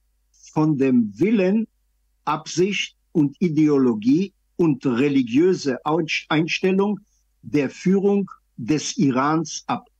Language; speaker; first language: German; non-native, fluent; Hebrew